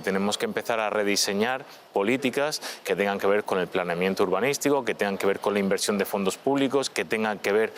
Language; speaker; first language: Spanish; native; Spanish